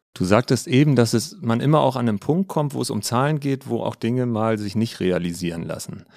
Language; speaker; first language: German; native; German